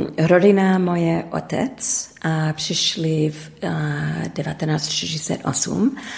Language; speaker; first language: Czech; early bilingual, heritage; English